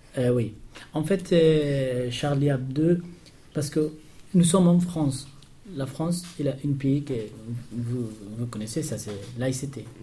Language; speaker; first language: French; non-native, learner; Persian